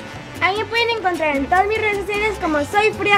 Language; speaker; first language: Spanish; native; Spanish